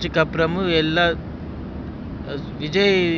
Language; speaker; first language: Tamil; non-native, learner; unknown